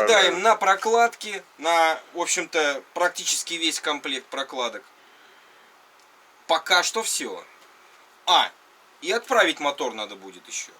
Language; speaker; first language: Russian; native; Russian